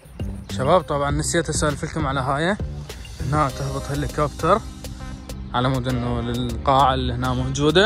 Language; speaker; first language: Arabic; native; Arabic